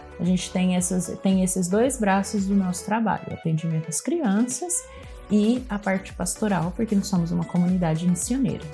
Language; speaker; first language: Portuguese; native; Portuguese